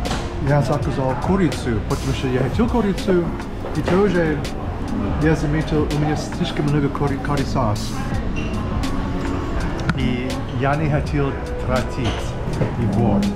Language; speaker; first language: Russian; non-native, learner; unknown